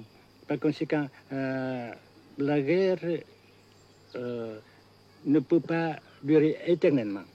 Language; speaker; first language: French; non-native, fluent; Vietnamese